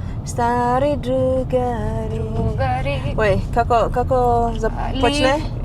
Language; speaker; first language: Macedonian; non-native, learner; English